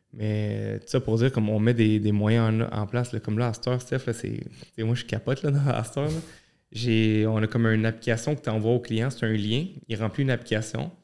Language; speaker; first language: French; early bilingual, other home language; Arabic